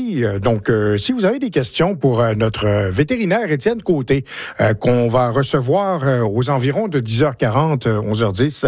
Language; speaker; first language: French; native; French